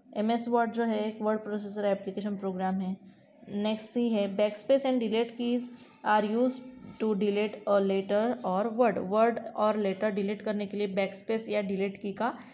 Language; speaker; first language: Hindi; non-native, local second language; Gujarati